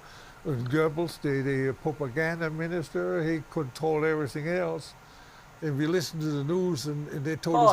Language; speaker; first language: English; non-native, fluent; German